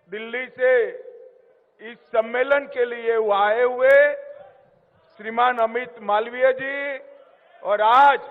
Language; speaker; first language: Hindi; non-native, local second language; Gujarati